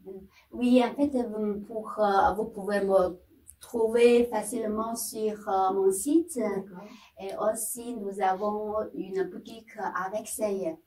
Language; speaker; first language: French; non-native, fluent; Chinese